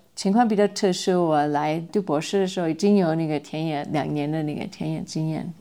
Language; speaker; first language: Chinese; non-native, fluent; English